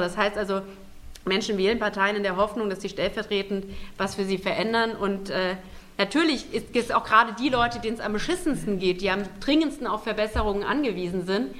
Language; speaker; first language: German; native; German